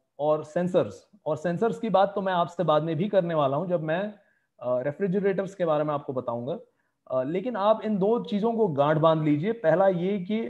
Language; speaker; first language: Hindi; native; Hindi